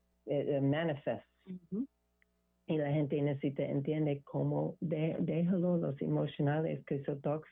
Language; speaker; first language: Spanish; non-native, learner; English